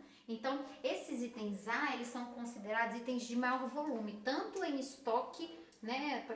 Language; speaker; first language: Portuguese; native; Portuguese